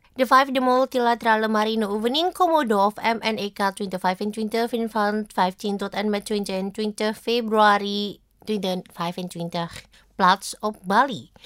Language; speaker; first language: Dutch; non-native, fluent; Indonesian